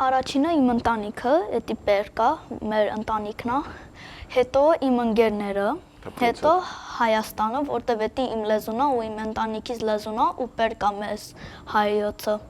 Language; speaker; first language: Armenian; early bilingual, heritage; Armenian